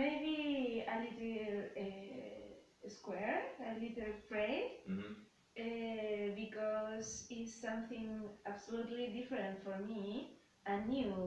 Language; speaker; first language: English; non-native, learner; Spanish